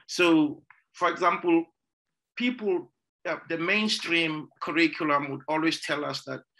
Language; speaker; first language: English; non-native, local second language; Zulu